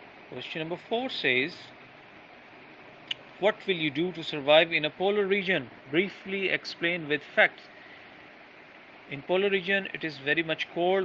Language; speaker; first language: English; non-native, local second language; Urdu